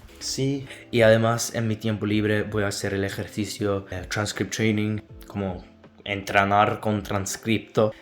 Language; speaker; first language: Spanish; non-native, learner; Azerbaijani